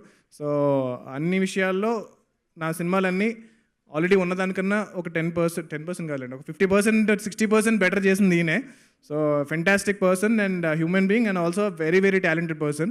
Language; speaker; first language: Telugu; native; Telugu